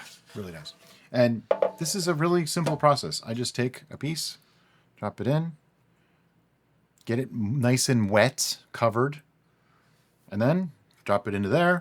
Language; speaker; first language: English; native; English